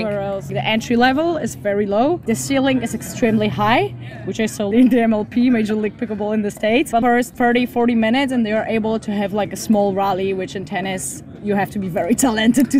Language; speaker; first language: English; non-native, fluent; Polish